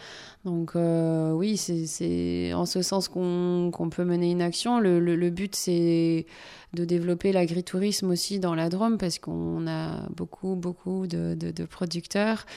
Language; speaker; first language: French; native; French